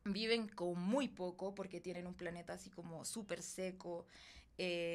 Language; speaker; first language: Spanish; native; Spanish